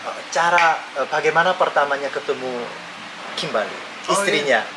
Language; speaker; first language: Indonesian; non-native, fluent; Korean